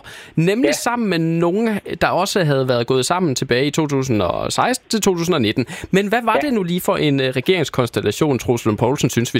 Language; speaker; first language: Danish; native; Danish